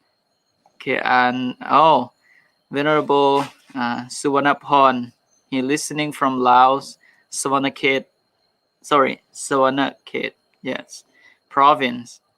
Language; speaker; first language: English; non-native, fluent; Thai